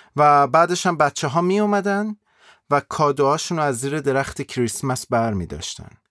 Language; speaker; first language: Persian; native; Persian